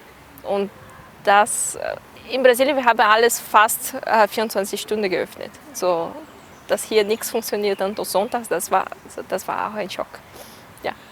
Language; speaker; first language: German; non-native, learner; Portuguese